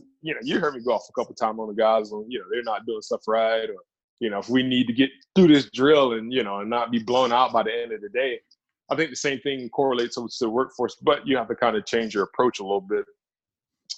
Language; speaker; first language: English; native; English